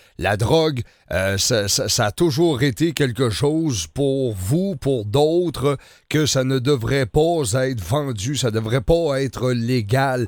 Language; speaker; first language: French; native; French